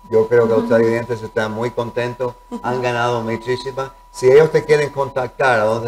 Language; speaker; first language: Spanish; early bilingual, heritage; Spanish